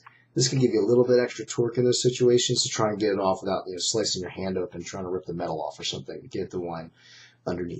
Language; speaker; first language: English; native; English